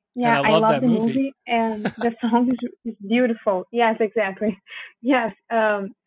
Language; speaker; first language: English; non-native, fluent; Portuguese